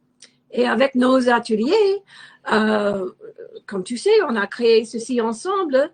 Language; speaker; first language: French; non-native, fluent; English